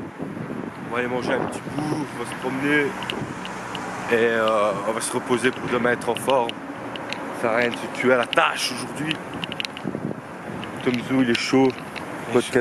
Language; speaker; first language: French; native; French